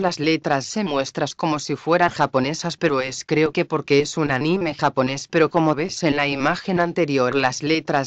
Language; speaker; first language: Spanish; native; Spanish